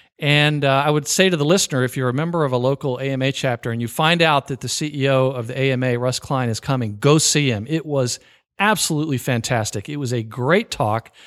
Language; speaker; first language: English; native; English